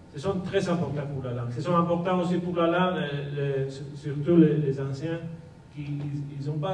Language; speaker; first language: French; non-native, fluent; Basque